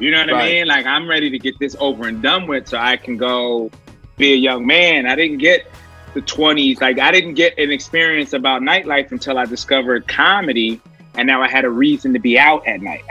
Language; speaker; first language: English; native; English